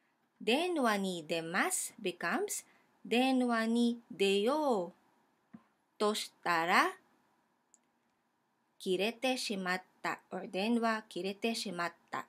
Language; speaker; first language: Japanese; non-native, fluent; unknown